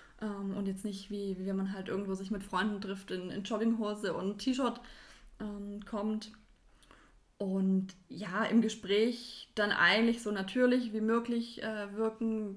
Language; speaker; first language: German; native; German